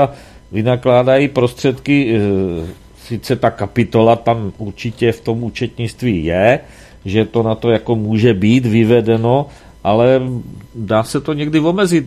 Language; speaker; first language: Czech; native; Czech